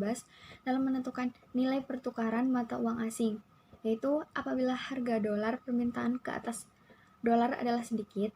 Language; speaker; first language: Indonesian; native; Indonesian